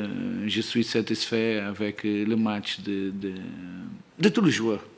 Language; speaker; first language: French; non-native, learner; Portuguese